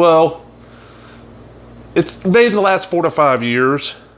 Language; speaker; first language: English; native; English